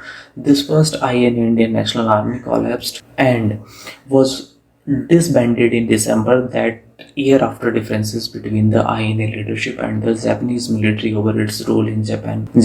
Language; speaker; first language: English; non-native, local second language; Hindi